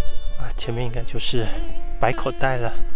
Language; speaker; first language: Chinese; native; Chinese